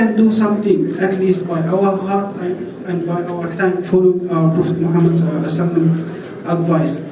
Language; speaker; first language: English; non-native, fluent; Arabic